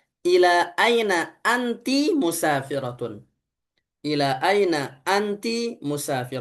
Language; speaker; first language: Arabic; non-native, fluent; Indonesian